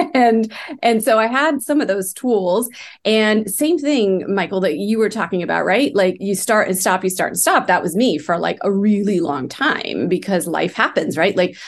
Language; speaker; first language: English; early bilingual, other home language; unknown